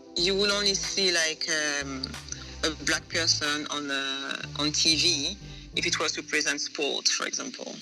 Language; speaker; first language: English; non-native, fluent; French